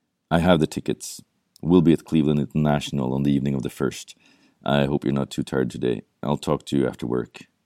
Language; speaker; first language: English; non-native, fluent; Swedish